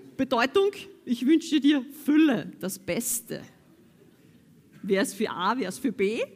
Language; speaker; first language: German; native; German